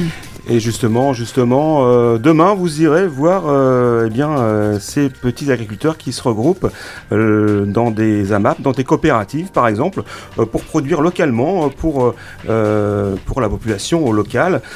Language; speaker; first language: French; native; French